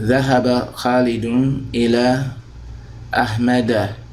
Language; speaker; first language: Arabic; non-native, fluent; English